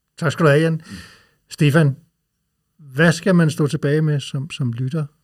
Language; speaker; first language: Danish; native; Danish